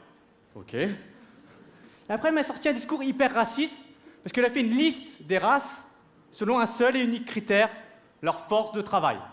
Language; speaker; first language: French; early bilingual, other home language; Vietnamese